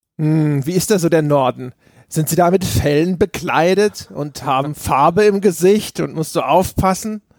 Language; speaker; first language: German; native; German